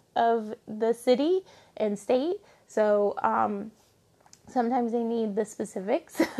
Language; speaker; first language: English; native; English